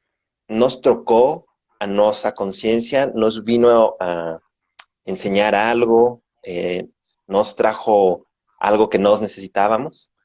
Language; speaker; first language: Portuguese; non-native, learner; Spanish